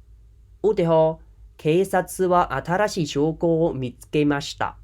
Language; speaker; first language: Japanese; non-native, fluent; Khmer